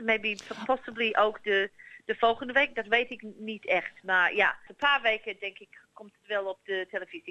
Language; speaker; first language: Dutch; early bilingual, heritage; Dutch